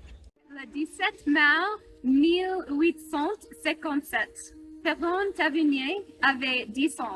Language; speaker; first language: French; non-native, learner; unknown